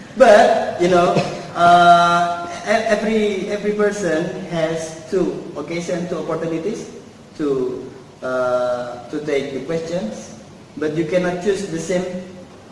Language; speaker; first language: English; non-native, learner; Indonesian